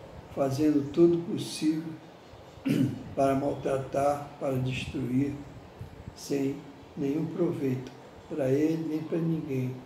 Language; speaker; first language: Portuguese; native; Portuguese